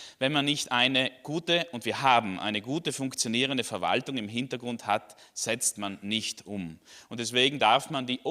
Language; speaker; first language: German; native; German